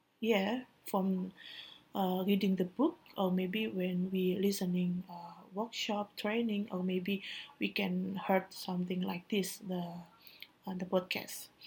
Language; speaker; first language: English; non-native, learner; Indonesian